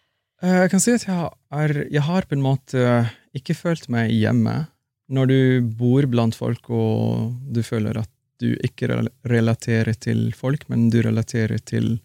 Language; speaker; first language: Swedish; non-native, fluent; Arabic